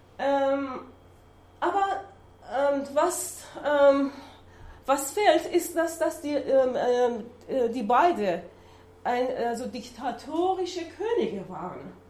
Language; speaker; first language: German; non-native, learner; Persian